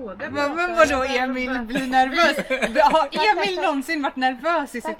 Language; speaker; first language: Swedish; native; Swedish